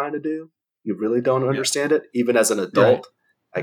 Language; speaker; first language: English; early bilingual, other home language; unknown